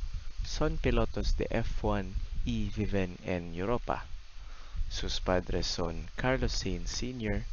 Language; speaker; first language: Spanish; non-native, learner; Cebuano